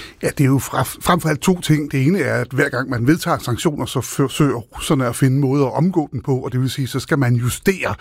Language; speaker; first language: Danish; native; Danish